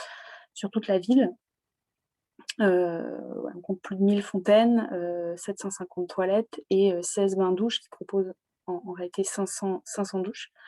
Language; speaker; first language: French; native; French